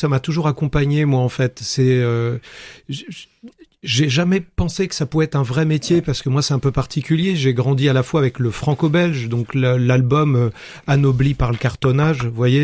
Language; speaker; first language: French; native; French